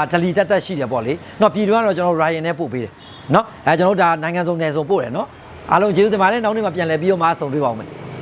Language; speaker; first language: Burmese; non-native, local second language; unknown